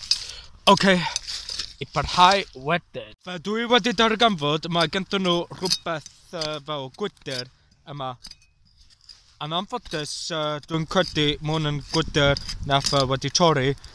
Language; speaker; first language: Welsh; non-native, learner; English